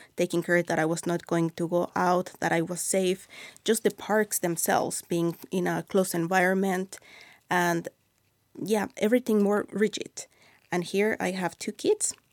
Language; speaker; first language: English; non-native, fluent; Spanish